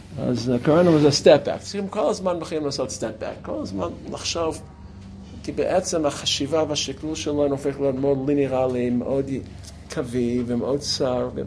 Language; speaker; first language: Hebrew; non-native, fluent; English